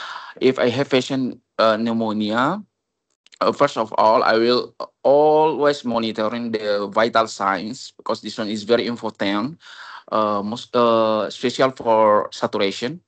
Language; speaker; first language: English; non-native, learner; Indonesian